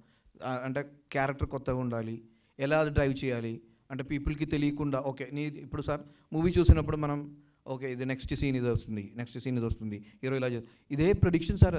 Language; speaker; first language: Telugu; non-native, local second language; Malayalam